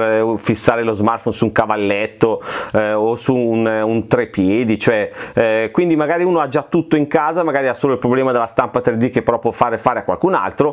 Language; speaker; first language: Italian; native; Italian